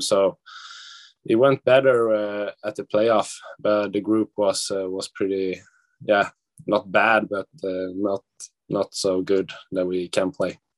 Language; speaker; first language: English; non-native, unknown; Swedish